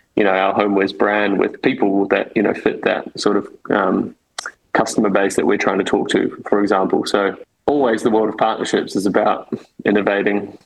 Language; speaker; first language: English; native; English